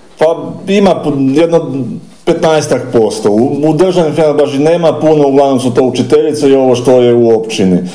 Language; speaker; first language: Croatian; non-native, local second language; Rusyn